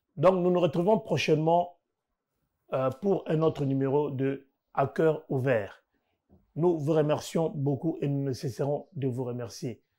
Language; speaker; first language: French; non-native, local second language; Lingala